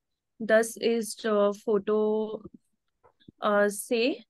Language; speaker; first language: German; non-native, learner; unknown